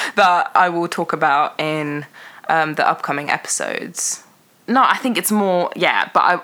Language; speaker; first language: English; early bilingual, other home language; Persian